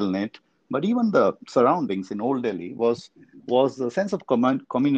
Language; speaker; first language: English; non-native, local second language; Hindi